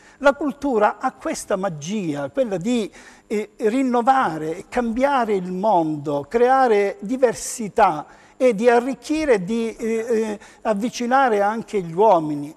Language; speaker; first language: Italian; native; Italian